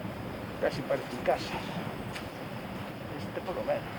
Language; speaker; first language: Spanish; non-native, local second language; Galician